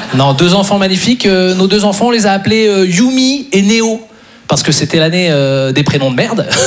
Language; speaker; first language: French; native; French